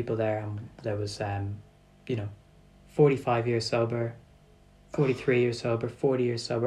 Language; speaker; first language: English; native; English